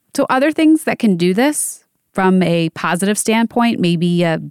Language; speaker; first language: English; native; English